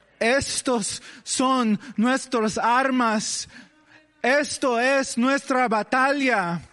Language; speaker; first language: Spanish; early bilingual, heritage; English